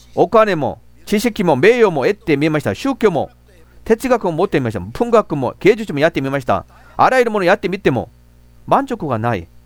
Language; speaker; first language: Japanese; non-native, fluent; Korean